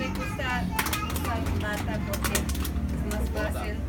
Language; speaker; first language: Spanish; non-native, fluent; English